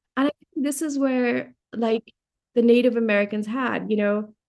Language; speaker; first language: English; non-native, local second language; Hindi